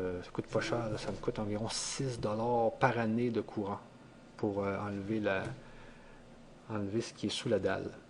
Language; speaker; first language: French; native; French